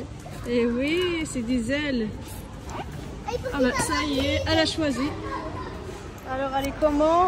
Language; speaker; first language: French; native; French